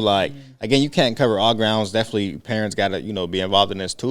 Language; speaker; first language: English; native; English